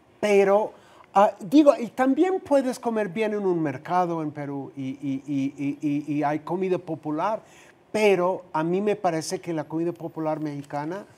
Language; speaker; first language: Spanish; non-native, fluent; English